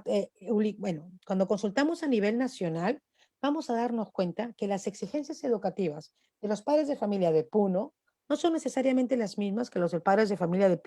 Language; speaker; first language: Spanish; native; Spanish